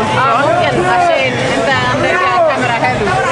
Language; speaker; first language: Arabic; non-native, learner; English